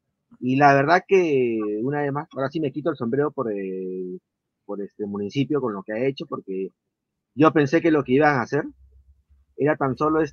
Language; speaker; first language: Spanish; native; Spanish